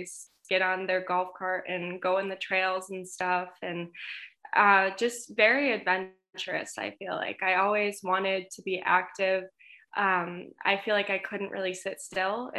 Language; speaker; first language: English; native; English